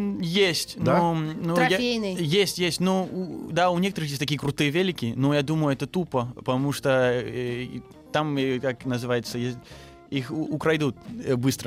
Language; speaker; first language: Russian; early bilingual, heritage; Russian